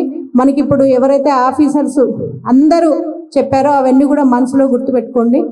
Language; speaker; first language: Telugu; native; Telugu